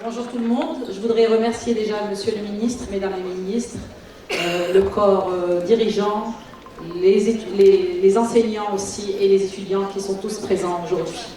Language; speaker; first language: French; non-native, local second language; Arabic